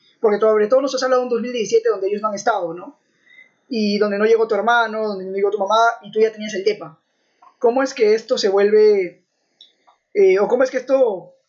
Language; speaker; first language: Spanish; native; Spanish